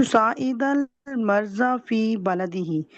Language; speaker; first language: Arabic; non-native, learner; Urdu